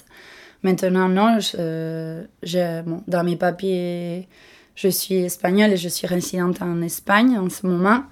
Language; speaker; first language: French; non-native, local second language; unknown